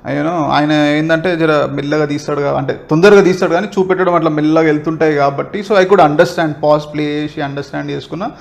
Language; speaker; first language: Telugu; native; Telugu